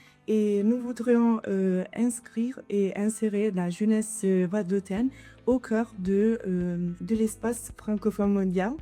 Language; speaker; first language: French; non-native, local second language; Italian